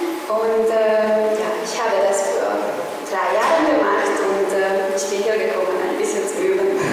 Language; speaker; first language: German; non-native, learner; Romanian